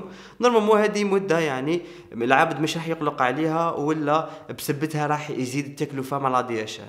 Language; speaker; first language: Arabic; native; Arabic